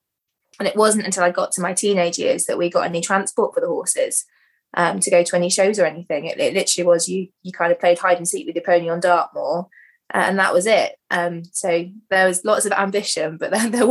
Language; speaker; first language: English; native; English